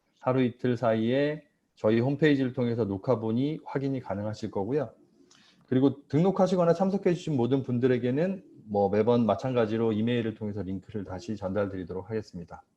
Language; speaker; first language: Korean; native; Korean